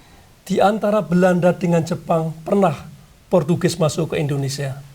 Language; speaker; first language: Indonesian; non-native, local second language; Javanese